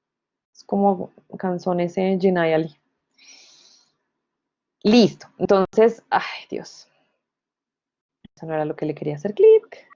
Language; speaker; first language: Spanish; native; Spanish